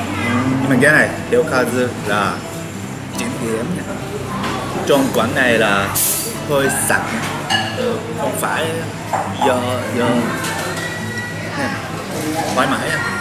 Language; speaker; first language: Vietnamese; non-native, learner; Japanese